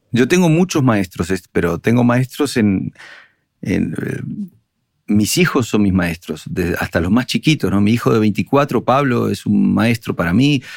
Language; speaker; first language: Spanish; native; Spanish